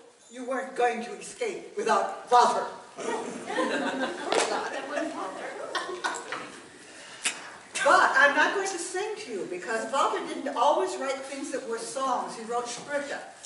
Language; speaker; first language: English; native; English